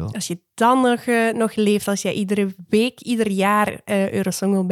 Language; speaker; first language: Dutch; non-native, fluent; Polish